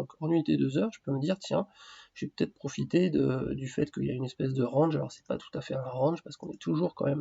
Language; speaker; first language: French; native; French